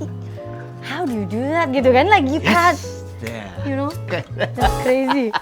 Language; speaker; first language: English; non-native, fluent; Indonesian